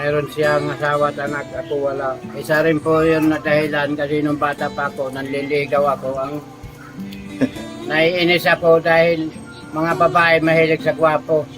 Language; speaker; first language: Filipino; non-native, local second language; Waray